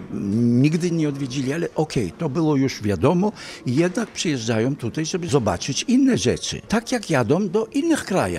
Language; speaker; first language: Polish; early bilingual, heritage; Polish